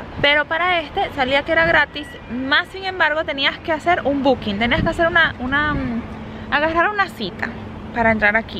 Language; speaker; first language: Spanish; native; Spanish